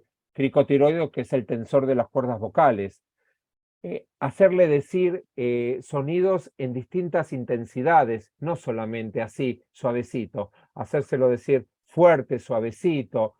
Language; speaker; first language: Spanish; native; Spanish